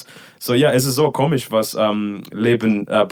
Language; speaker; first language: German; non-native, learner; English